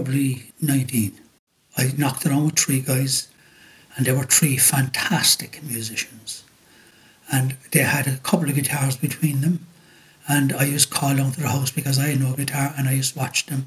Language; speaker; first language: English; native; English